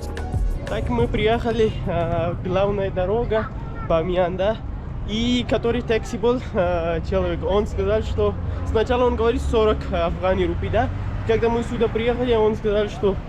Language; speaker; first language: Russian; non-native, learner; Kyrgyz